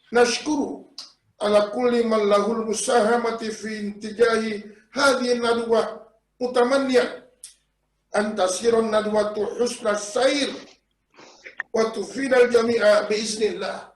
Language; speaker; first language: Arabic; non-native, fluent; Indonesian